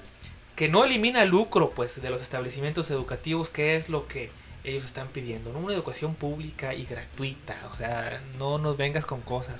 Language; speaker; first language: Spanish; native; Spanish